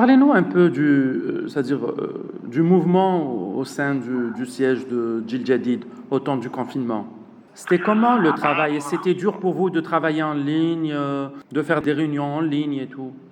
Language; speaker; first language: French; non-native, local second language; Arabic